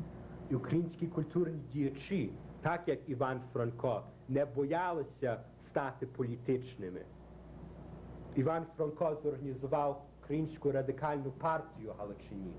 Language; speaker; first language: Ukrainian; early bilingual, heritage; Ukrainian